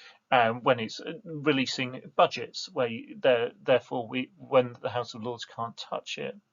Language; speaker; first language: English; native; English